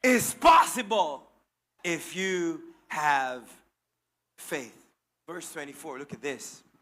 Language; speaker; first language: English; non-native, local second language; Filipino